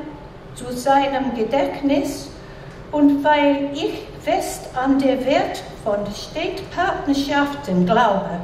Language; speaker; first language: German; non-native, learner; English